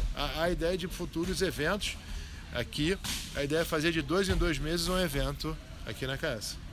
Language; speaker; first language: Portuguese; early bilingual, other home language; Arabic